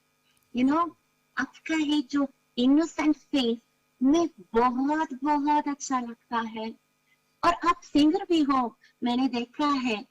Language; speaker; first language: Hindi; non-native, learner; Italian